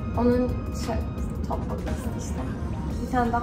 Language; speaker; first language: Turkish; early bilingual, heritage; Turkish